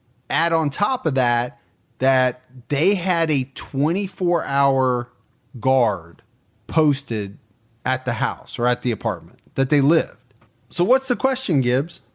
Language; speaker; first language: English; native; English